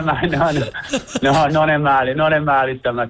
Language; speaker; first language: Italian; non-native, learner; English